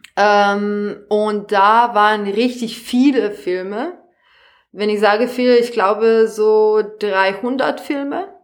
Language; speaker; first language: German; non-native, fluent; Serbian